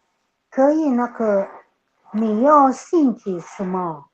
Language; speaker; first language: Chinese; non-native, learner; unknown